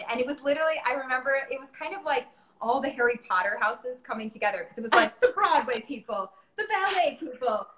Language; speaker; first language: English; native; English